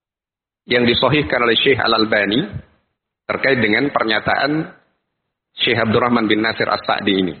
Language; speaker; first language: Indonesian; native; Indonesian